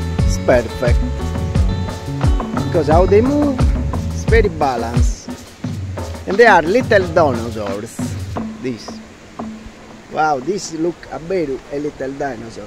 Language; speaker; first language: English; non-native, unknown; Italian